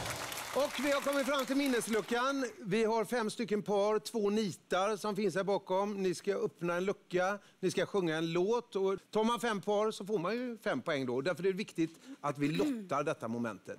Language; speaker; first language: Swedish; native; Swedish